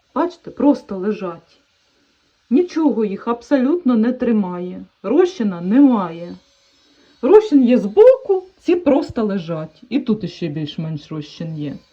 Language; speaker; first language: Ukrainian; native; Ukrainian